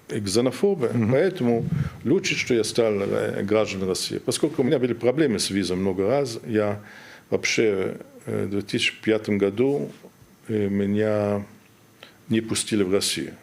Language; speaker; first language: Russian; non-native, fluent; German